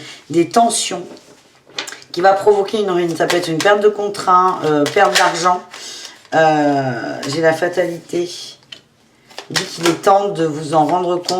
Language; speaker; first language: French; native; French